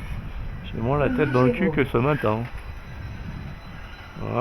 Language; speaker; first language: French; native; French